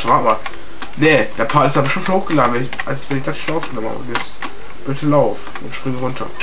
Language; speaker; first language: German; native; German